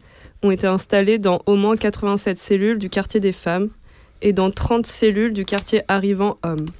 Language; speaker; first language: French; native; French